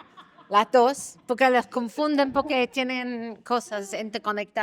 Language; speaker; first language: Spanish; non-native, fluent; English